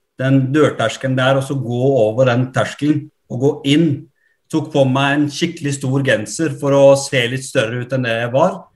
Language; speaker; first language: Norwegian; early bilingual, other home language; Arabic